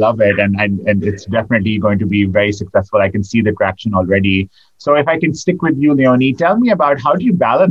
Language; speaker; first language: English; non-native, local second language; Urdu